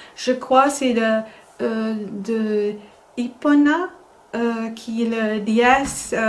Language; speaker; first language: French; non-native, fluent; English